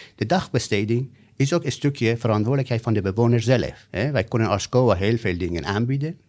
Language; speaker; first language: Dutch; non-native, fluent; Persian